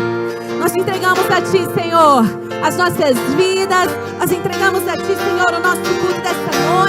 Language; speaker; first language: Portuguese; native; Portuguese